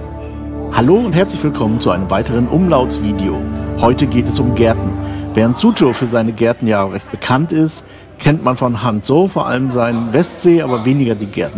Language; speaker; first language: German; native; German